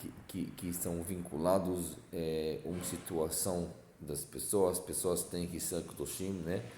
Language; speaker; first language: Portuguese; non-native, fluent; Hebrew